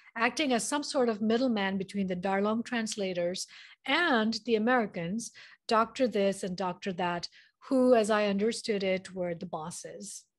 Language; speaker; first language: English; non-native, local second language; Manipuri